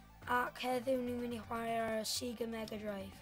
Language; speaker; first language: Welsh; non-native, local second language; English